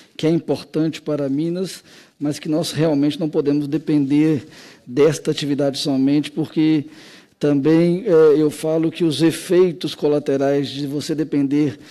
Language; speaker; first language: Portuguese; native; Portuguese